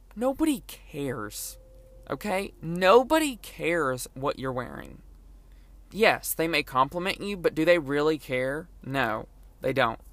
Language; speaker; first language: English; native; English